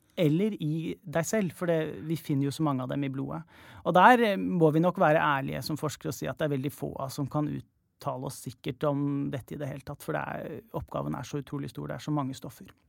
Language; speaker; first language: Norwegian; native; Norwegian